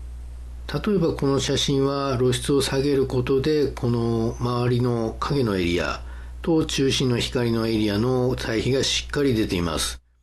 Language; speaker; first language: Japanese; native; Japanese